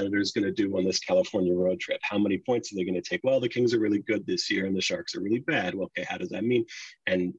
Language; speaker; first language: English; native; English